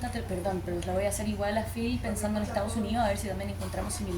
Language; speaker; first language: Spanish; native; Spanish